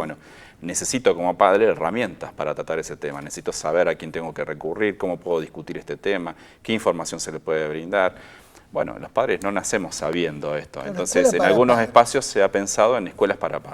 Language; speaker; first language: Spanish; native; Spanish